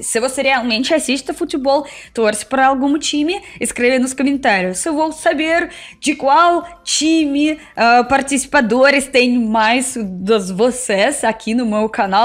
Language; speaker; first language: Portuguese; non-native, learner; Russian